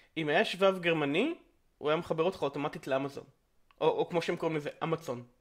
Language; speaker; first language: Hebrew; native; Hebrew